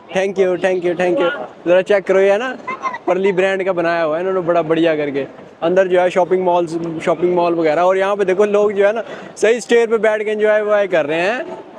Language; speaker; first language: Urdu; native; Urdu